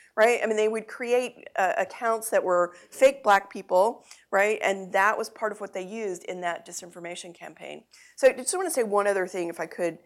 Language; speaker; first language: English; native; English